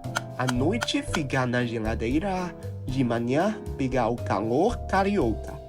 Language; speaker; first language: Portuguese; non-native, learner; Chinese